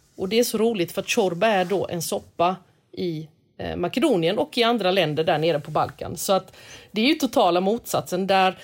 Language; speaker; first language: Swedish; early bilingual, other home language; Korean